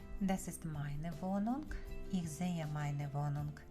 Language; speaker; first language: German; non-native, fluent; Ukrainian